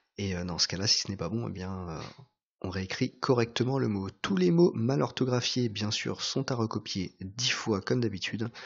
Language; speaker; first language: French; native; French